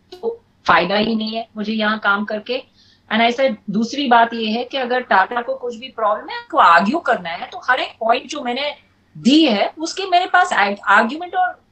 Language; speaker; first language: Hindi; non-native, local second language; English